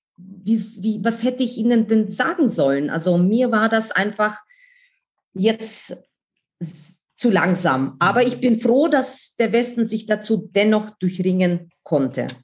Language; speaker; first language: German; non-native, fluent; Russian